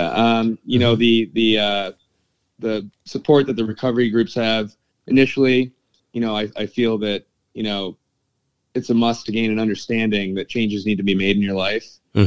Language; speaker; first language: English; native; English